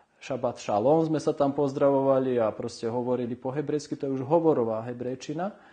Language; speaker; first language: Slovak; native; Slovak